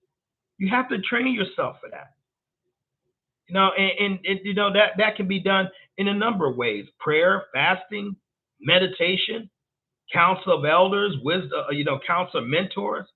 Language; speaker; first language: English; native; English